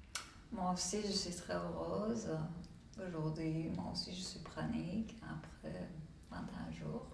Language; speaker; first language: French; non-native, learner; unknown